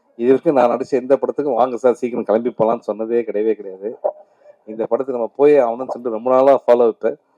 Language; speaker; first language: Tamil; native; Tamil